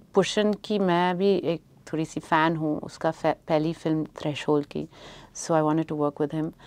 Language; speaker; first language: Hindi; non-native, fluent; English